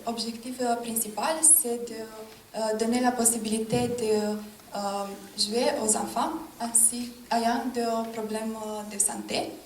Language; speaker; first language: French; non-native, learner; Romanian